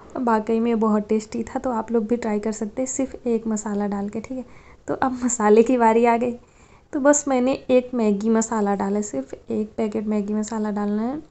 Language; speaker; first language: Hindi; native; Hindi